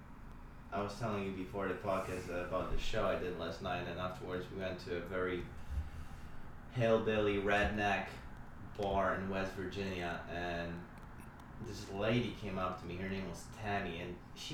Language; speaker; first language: English; non-native, fluent; Polish